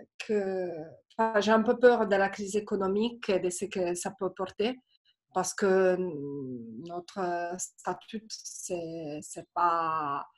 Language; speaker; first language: French; non-native, fluent; Italian